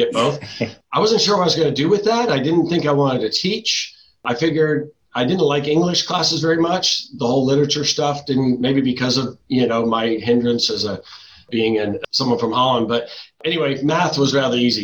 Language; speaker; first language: English; early bilingual, other home language; Dutch